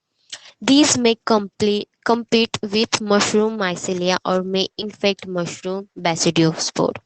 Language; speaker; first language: English; non-native, local second language; Hindi